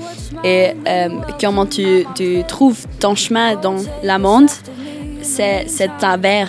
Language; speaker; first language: French; non-native, learner; German